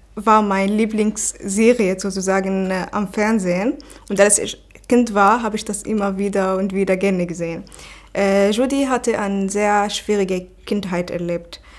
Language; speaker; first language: German; non-native, fluent; Arabic